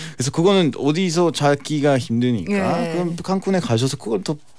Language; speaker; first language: Korean; non-native, fluent; Spanish